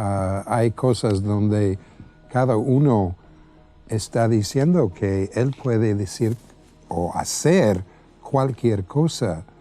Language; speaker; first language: Spanish; non-native, fluent; English